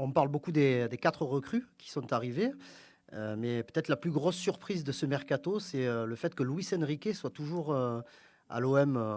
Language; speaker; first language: French; native; French